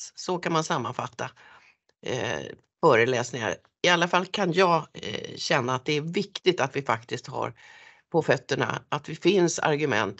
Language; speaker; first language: Swedish; native; Swedish